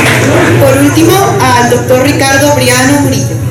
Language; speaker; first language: Spanish; native; Spanish